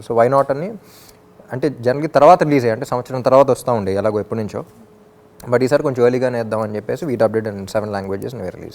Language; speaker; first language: Telugu; native; Telugu